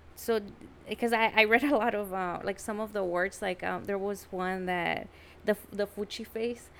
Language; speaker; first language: English; early bilingual, other home language; Spanish